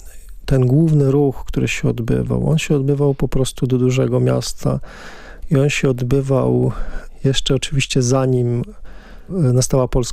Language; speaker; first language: Polish; native; Polish